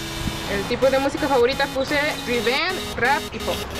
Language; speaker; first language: Spanish; native; Spanish